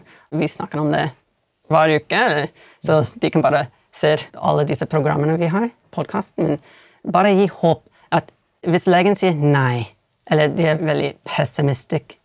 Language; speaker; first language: Swedish; non-native, fluent; English